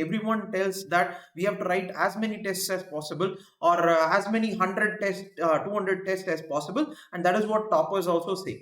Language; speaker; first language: English; non-native, local second language; Tamil